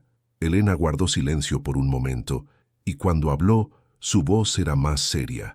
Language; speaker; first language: Spanish; native; Spanish